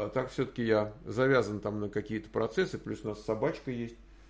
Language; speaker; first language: Russian; native; Russian